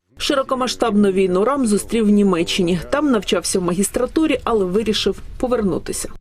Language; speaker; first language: Ukrainian; native; Ukrainian